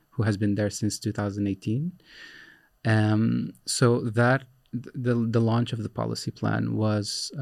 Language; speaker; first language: English; non-native, fluent; Portuguese